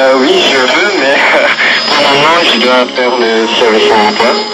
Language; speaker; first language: French; non-native, learner; Korean